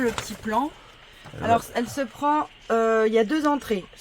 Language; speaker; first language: French; native; French